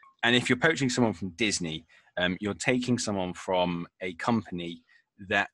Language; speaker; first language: English; native; English